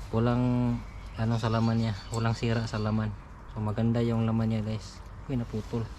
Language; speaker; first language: Filipino; non-native, local second language; Cebuano